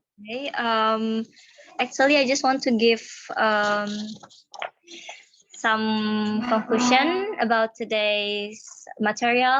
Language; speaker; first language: English; non-native, learner; Indonesian